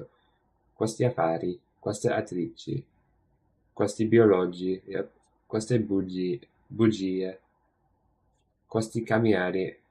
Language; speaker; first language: Italian; non-native, learner; English